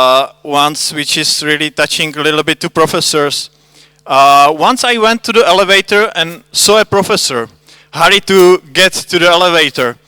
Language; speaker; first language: English; non-native, fluent; Czech